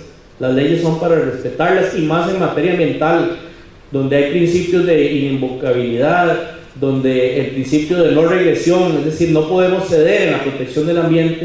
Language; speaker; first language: Spanish; native; Spanish